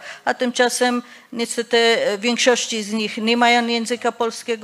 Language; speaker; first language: Polish; non-native, fluent; Persian